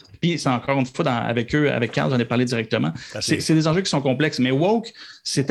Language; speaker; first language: French; native; French